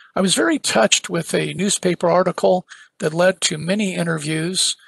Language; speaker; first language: English; native; English